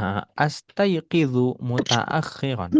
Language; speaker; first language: Arabic; non-native, fluent; Indonesian